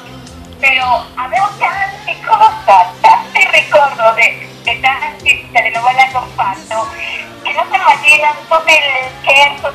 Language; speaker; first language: Italian; non-native, learner; Spanish